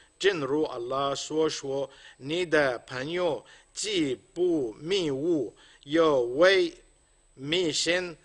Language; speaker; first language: Chinese; non-native, fluent; Arabic